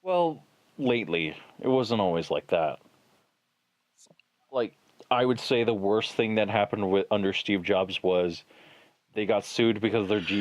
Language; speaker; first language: English; native; English